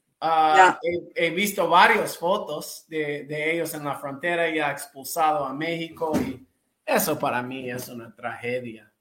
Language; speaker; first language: Spanish; non-native, fluent; English